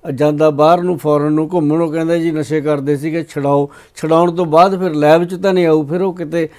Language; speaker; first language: Punjabi; native; Punjabi